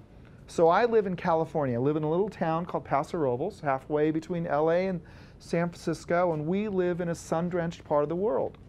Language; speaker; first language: English; native; English